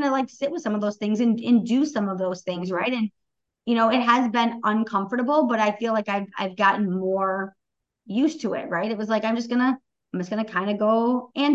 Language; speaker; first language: English; native; English